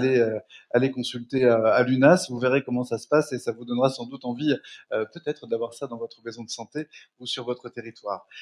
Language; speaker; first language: French; native; French